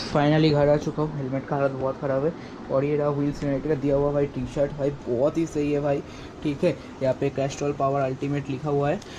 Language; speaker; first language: Hindi; non-native, local second language; Bangla